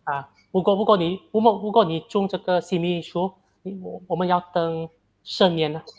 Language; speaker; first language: Chinese; non-native, local second language; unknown